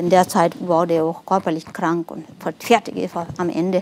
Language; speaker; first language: German; non-native, fluent; Nepali